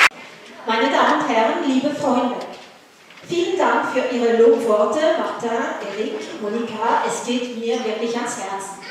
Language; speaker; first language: German; non-native, fluent; French